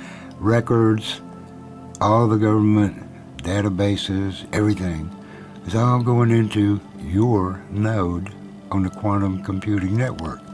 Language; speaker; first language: English; native; English